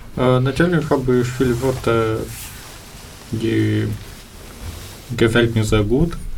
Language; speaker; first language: German; non-native, learner; Ukrainian